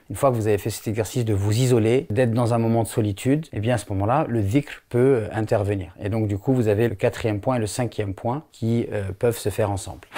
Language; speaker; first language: French; non-native, local second language; Wolof